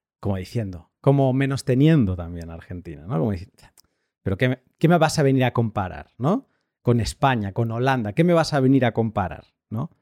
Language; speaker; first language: Spanish; native; Spanish